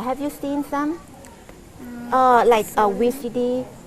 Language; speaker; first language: English; non-native, learner; Thai